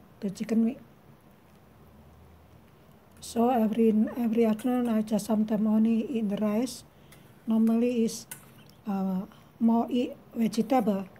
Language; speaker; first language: English; non-native, learner; Indonesian